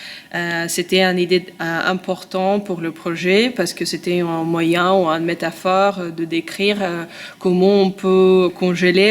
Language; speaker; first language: French; non-native, learner; Russian